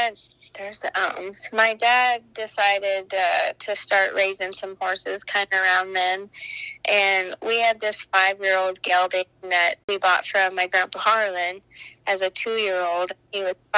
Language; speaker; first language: English; native; English